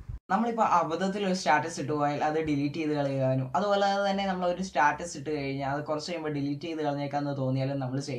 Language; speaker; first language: Malayalam; native; Malayalam